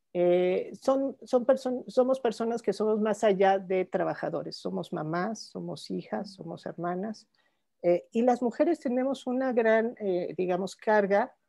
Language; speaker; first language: Spanish; native; Spanish